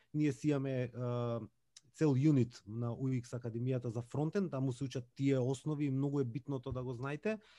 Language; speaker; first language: Macedonian; native; Macedonian